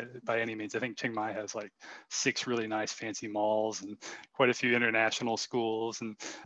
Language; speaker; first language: English; native; English